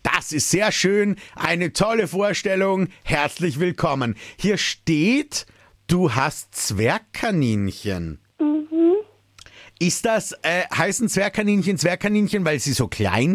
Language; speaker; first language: German; native; German